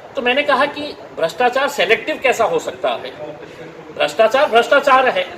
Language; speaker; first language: Hindi; non-native, local second language; Marathi